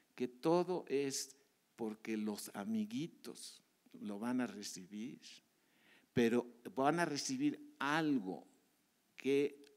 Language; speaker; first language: Spanish; native; Spanish